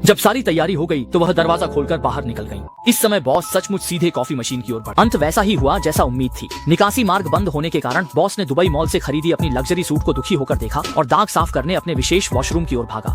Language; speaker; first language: Hindi; native; Hindi